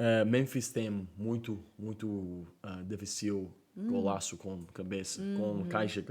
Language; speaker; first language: Portuguese; non-native, learner; English